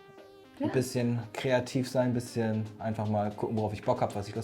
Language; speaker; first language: German; native; German